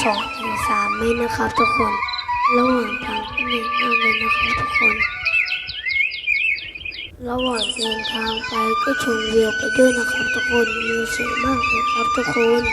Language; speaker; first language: Thai; non-native, local second language; Lahu